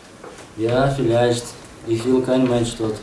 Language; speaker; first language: German; non-native, learner; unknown